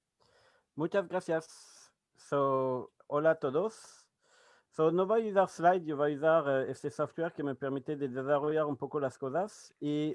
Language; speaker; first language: Spanish; non-native, fluent; French